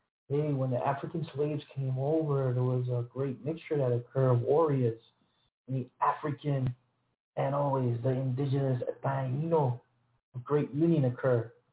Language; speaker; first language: English; early bilingual, other home language; Spanish